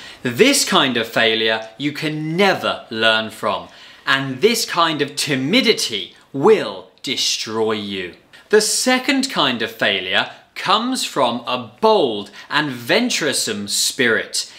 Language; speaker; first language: English; native; English